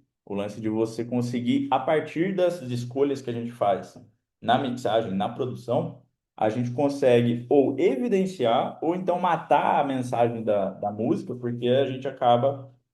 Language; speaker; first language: Portuguese; native; Portuguese